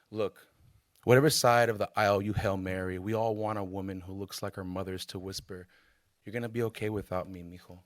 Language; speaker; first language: English; native; English